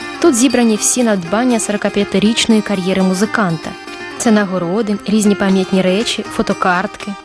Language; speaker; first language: Ukrainian; native; Ukrainian